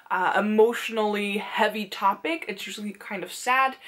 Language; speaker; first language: English; non-native, fluent; Dutch